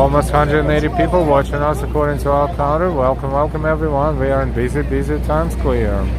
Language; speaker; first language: English; non-native, fluent; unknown